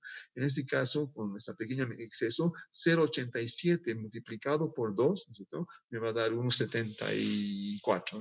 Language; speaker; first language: Spanish; native; Spanish